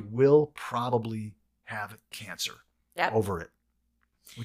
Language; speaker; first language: English; native; English